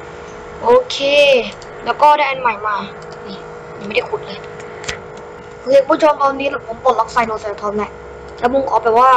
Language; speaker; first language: Thai; native; Thai